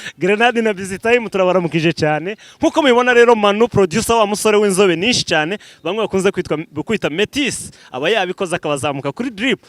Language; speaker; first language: Kinyarwanda; native; Kinyarwanda